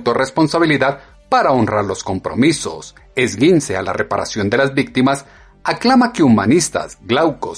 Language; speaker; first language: Spanish; native; Spanish